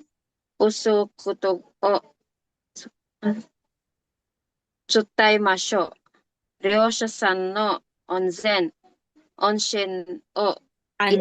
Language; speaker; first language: Japanese; non-native, learner; Filipino